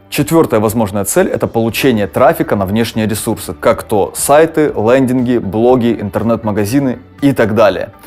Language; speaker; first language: Russian; native; Russian